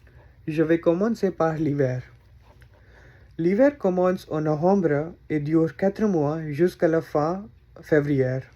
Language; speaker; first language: French; non-native, learner; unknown